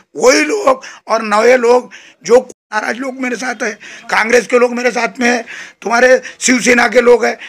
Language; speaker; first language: Hindi; non-native, local second language; Marathi